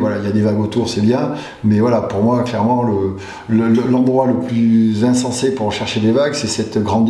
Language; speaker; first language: French; native; French